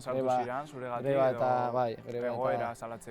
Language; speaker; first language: Basque; native; Basque